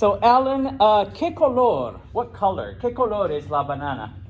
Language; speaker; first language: Spanish; non-native, fluent; English